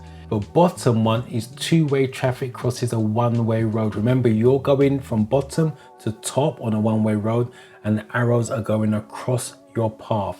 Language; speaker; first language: English; native; English